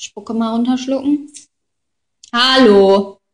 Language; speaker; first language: German; native; German